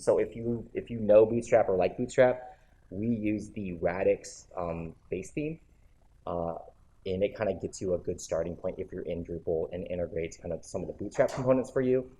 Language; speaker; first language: English; native; English